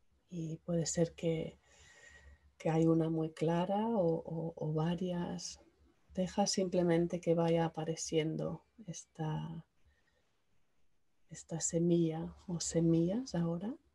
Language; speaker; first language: Spanish; non-native, local second language; English